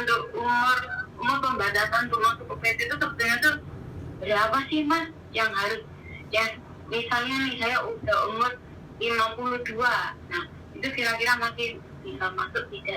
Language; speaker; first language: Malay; non-native, local second language; Javanese